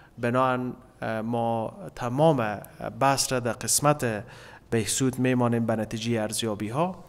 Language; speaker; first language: Persian; native; Persian